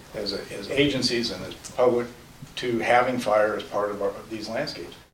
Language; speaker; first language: English; native; English